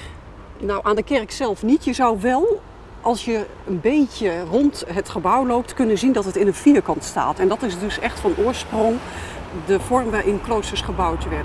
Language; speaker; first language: Dutch; native; Dutch